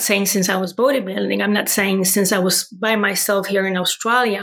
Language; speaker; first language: English; non-native, fluent; Polish